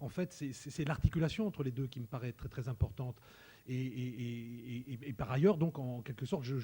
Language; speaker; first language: French; native; French